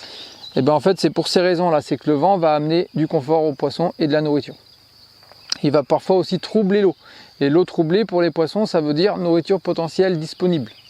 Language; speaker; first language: French; native; French